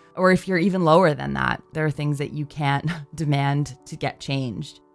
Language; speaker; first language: English; native; English